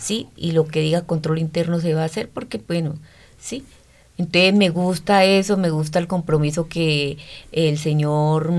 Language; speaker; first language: Spanish; native; Spanish